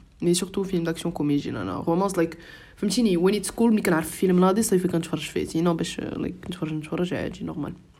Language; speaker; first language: French; non-native, local second language; Arabic